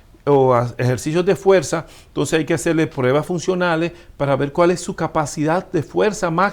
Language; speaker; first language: Spanish; native; Spanish